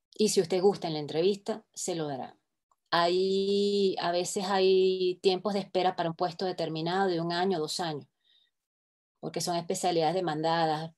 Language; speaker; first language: Spanish; native; Spanish